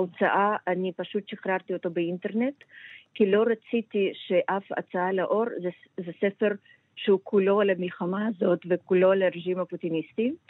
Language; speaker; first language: Hebrew; non-native, fluent; Russian